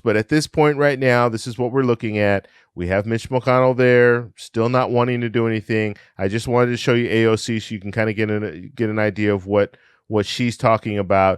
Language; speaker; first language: English; native; English